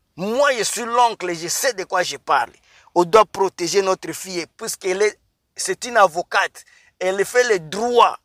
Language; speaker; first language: French; non-native, local second language; Lingala